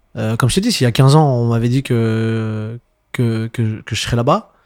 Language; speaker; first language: French; native; French